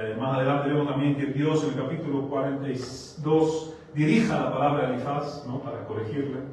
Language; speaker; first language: Spanish; non-native, fluent; German